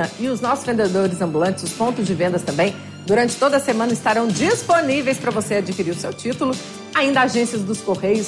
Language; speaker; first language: Portuguese; native; Portuguese